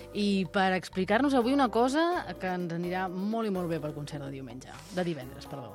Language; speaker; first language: Catalan; native; Catalan